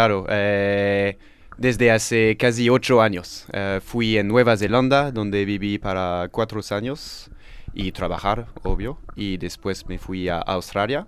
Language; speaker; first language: Spanish; non-native, learner; French